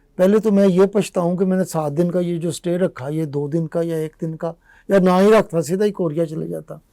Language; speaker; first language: Urdu; non-native, local second language; Punjabi